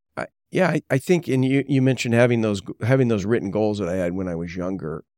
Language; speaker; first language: English; native; English